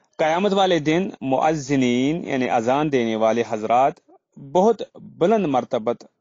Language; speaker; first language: Urdu; non-native, local second language; Kashmiri